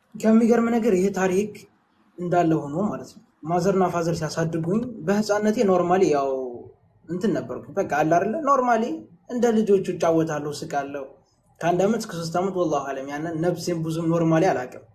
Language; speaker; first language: Amharic; native; Amharic